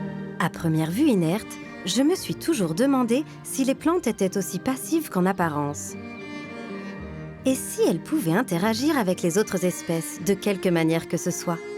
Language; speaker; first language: French; native; French